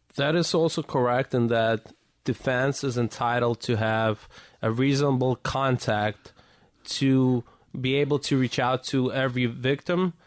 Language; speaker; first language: English; early bilingual, other home language; Russian